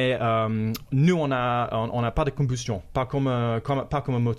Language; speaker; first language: French; non-native, fluent; English